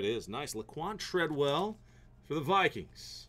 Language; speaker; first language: English; native; English